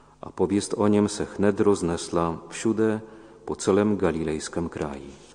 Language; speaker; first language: Czech; non-native, fluent; Polish